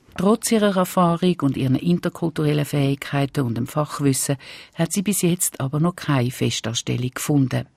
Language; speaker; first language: German; native; German